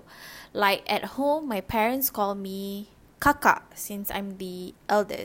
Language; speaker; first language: English; non-native, local second language; Malay